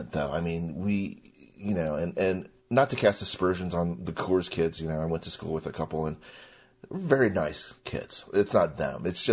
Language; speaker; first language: English; non-native, local second language; Chinese